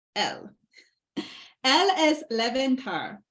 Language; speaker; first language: Spanish; non-native, learner; English